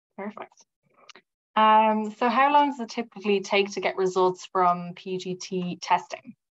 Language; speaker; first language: English; native; English